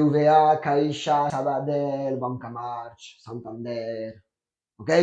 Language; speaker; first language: Spanish; non-native, fluent; French